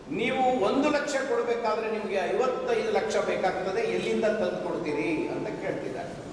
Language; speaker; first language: Kannada; native; Kannada